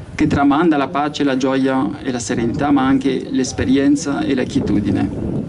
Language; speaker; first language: Italian; non-native, fluent; French